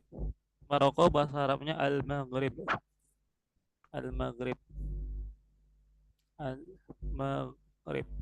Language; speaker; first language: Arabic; non-native, fluent; Indonesian